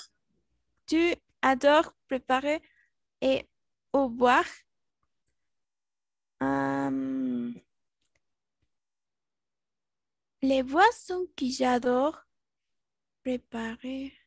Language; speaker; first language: French; non-native, learner; Spanish